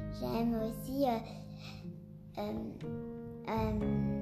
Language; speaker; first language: French; early bilingual, heritage; French